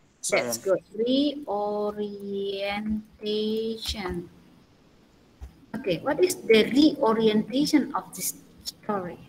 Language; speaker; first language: English; non-native, learner; Indonesian